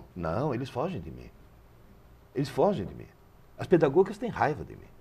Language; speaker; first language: Portuguese; early bilingual, other home language; Italian